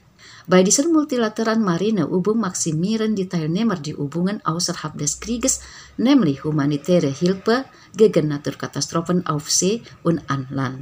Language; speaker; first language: German; non-native, fluent; Indonesian